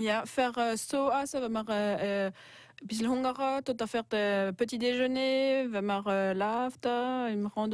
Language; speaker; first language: German; non-native, local second language; French